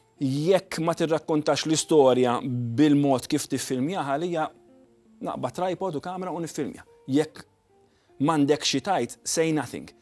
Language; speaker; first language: Maltese; native; Maltese